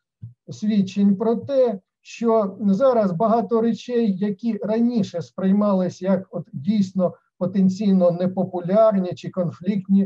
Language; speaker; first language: Ukrainian; native; Ukrainian